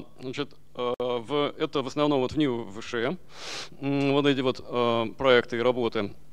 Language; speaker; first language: Russian; native; Russian